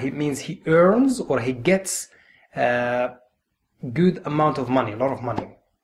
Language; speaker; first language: English; non-native, fluent; Arabic